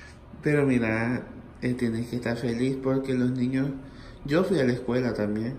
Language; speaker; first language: Spanish; native; Spanish